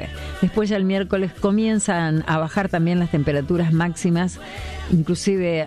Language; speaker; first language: Spanish; native; Spanish